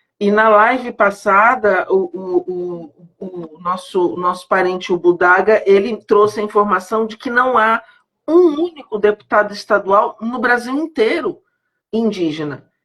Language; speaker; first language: Portuguese; native; Portuguese